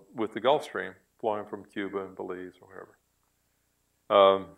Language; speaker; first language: English; native; English